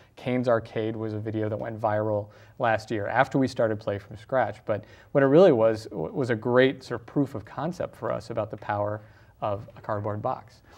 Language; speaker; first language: English; native; English